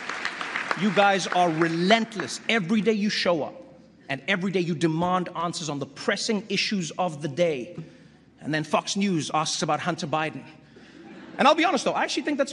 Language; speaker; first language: English; native; English